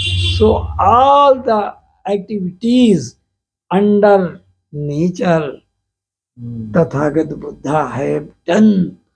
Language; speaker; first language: English; non-native, local second language; Hindi